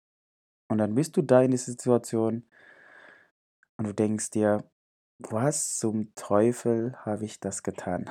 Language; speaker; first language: German; non-native, fluent; Indonesian